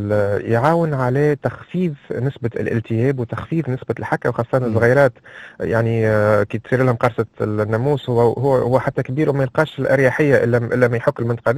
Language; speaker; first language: Arabic; native; Arabic